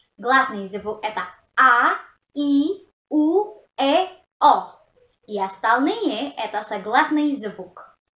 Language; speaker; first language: Russian; non-native, learner; Indonesian